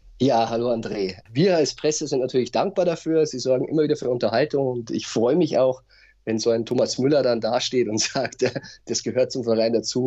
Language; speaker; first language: German; native; German